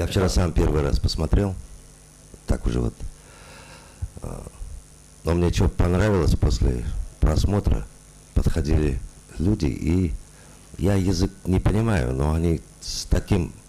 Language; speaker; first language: Russian; non-native, local second language; Uzbek